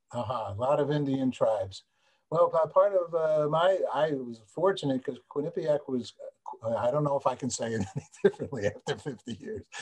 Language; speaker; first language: English; native; English